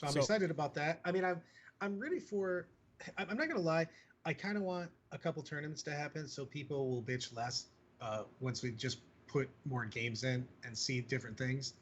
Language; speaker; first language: English; native; English